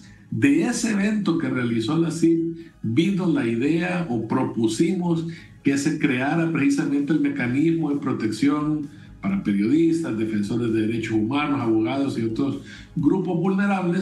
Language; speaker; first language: Spanish; native; Spanish